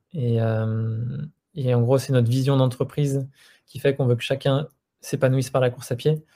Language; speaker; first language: French; native; French